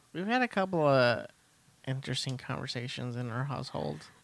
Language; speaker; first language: English; early bilingual, other home language; Spanish